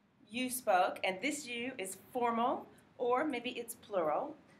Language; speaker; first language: English; native; English